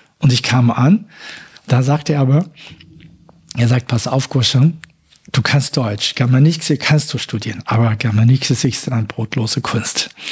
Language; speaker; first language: German; non-native, fluent; Chinese